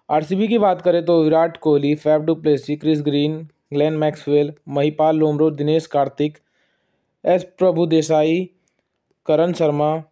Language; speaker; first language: Hindi; native; Hindi